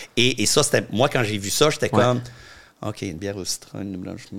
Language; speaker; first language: French; native; French